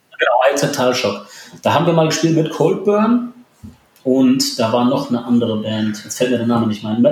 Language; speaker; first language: German; early bilingual, other home language; Polish